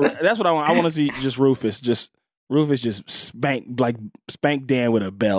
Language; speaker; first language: English; native; English